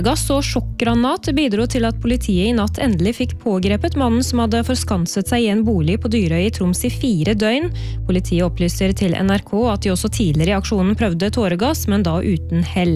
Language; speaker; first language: Norwegian; native; Norwegian